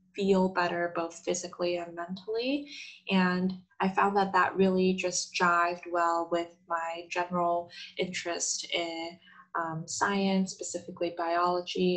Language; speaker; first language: English; non-native, fluent; Korean